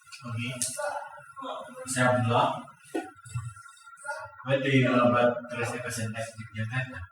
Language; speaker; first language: English; non-native, learner; Indonesian